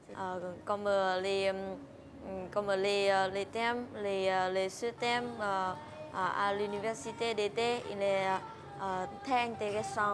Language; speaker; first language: French; non-native, learner; Vietnamese